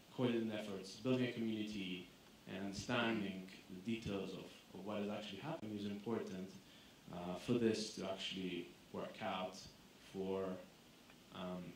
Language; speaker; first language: English; non-native, fluent; Greek